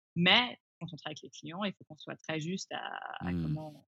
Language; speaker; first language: French; early bilingual, other home language; English